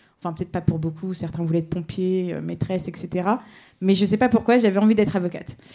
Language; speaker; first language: French; native; French